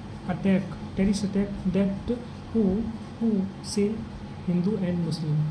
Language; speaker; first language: English; non-native, learner; Hindi